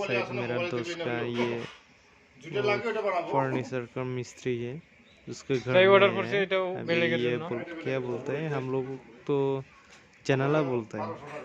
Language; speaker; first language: Hindi; non-native, local second language; Bodo